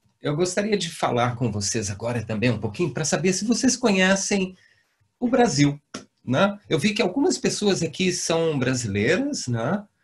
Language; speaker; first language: Portuguese; native; Portuguese